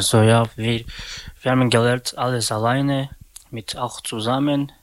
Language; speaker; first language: German; non-native, learner; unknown